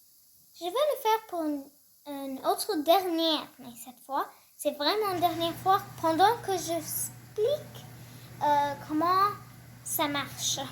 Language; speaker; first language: French; non-native, learner; English